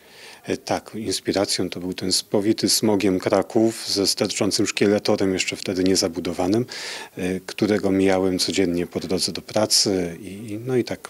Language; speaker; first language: Polish; native; Polish